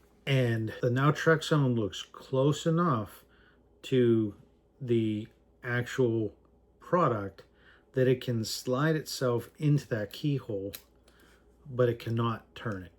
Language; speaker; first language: English; native; English